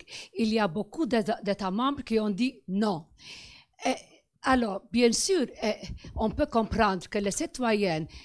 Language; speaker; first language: French; non-native, fluent; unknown